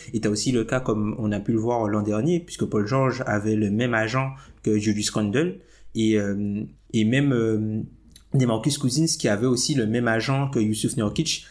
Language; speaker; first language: French; native; French